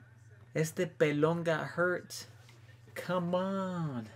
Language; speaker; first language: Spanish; early bilingual, heritage; Spanish